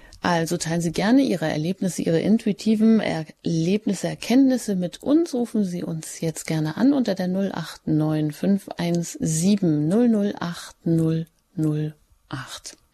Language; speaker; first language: German; native; German